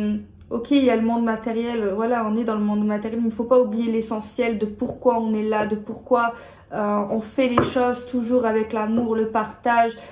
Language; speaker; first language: French; native; French